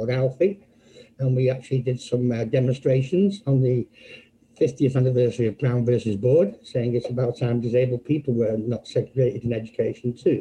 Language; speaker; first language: English; native; English